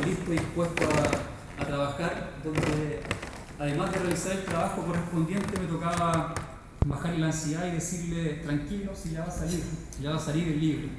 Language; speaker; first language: Spanish; native; Spanish